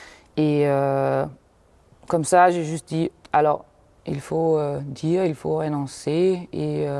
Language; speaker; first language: French; non-native, fluent; Danish